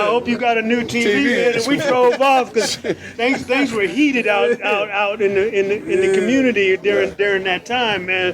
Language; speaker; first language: English; native; English